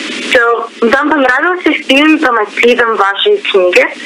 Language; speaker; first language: Russian; early bilingual, heritage; Russian